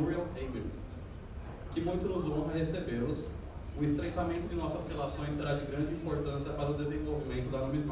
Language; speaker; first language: Portuguese; native; Portuguese